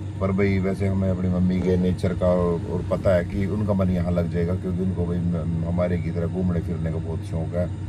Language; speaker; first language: Hindi; native; Hindi